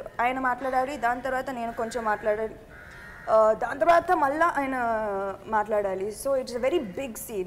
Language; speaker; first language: Telugu; non-native, fluent; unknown